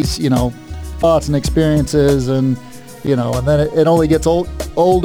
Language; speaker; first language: English; native; English